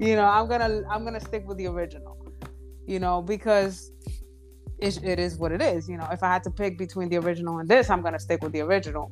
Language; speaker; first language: English; early bilingual, other home language; Spanish